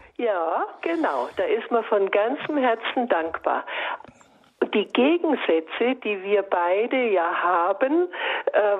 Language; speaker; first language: German; native; German